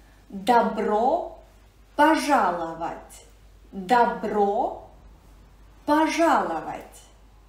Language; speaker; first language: Russian; non-native, fluent; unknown